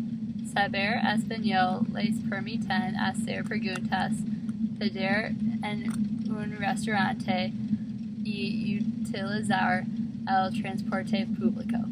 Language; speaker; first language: Spanish; non-native, learner; English